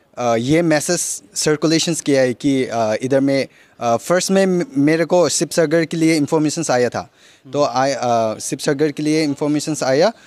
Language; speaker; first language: Hindi; non-native, local second language; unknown